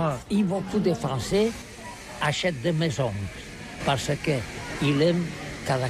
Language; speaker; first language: French; non-native, learner; Catalan